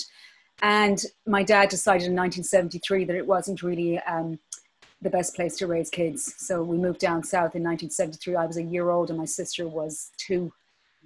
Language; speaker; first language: English; native; English